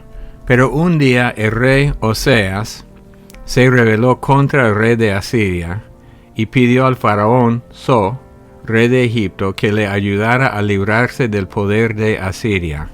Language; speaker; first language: Spanish; native; Spanish